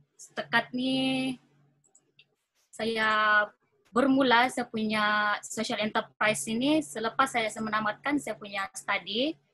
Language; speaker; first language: Malay; native; Malay